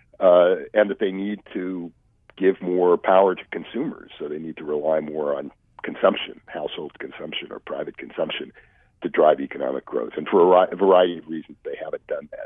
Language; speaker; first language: English; native; English